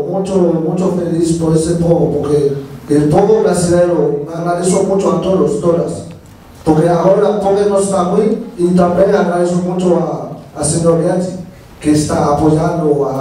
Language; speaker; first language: Portuguese; non-native, learner; Haitian Creole